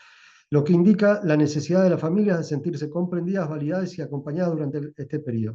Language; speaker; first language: Spanish; native; Spanish